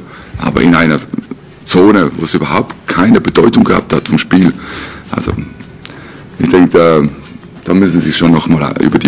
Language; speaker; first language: German; native; German